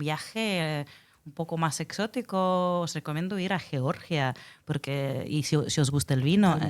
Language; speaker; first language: Spanish; non-native, fluent; Russian